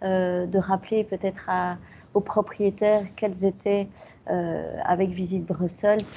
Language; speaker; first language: French; native; French